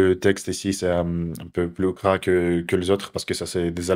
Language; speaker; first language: French; non-native, fluent; Russian